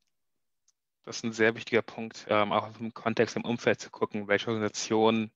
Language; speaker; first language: German; native; German